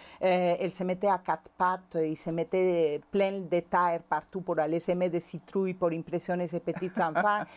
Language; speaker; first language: French; non-native, fluent; Spanish